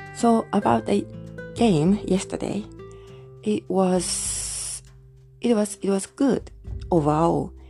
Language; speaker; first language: English; non-native, fluent; Japanese